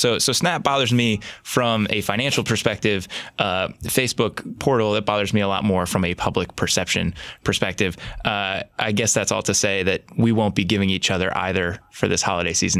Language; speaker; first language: English; native; English